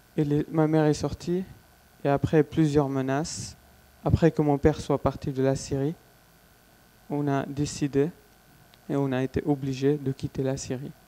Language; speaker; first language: French; non-native, fluent; Arabic